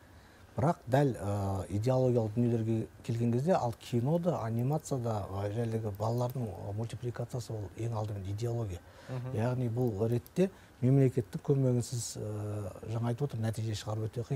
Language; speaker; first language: Kazakh; native; Kazakh